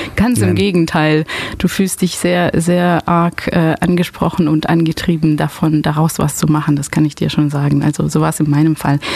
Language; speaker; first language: German; non-native, fluent; Dutch